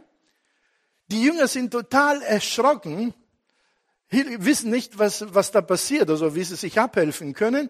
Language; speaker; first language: German; non-native, fluent; Italian